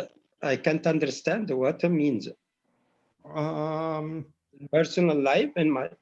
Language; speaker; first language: English; non-native, learner; Arabic